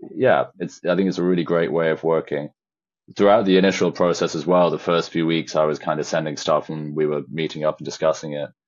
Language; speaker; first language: English; native; English